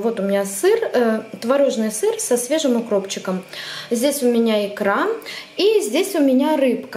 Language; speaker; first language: Russian; native; Russian